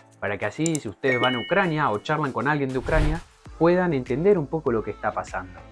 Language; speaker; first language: Spanish; native; Spanish